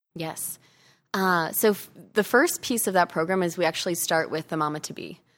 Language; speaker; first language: English; native; English